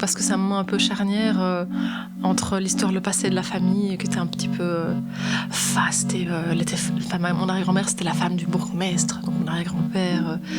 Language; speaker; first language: French; native; French